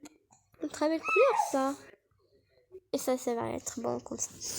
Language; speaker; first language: French; non-native, learner; Arabic